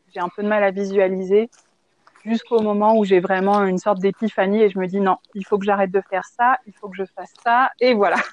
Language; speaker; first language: French; native; French